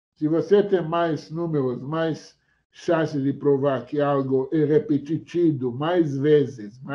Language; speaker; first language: Portuguese; non-native, fluent; Hebrew